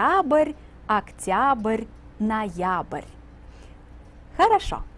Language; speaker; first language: Russian; non-native, fluent; English